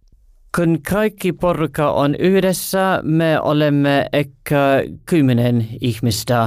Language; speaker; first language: Finnish; non-native, learner; English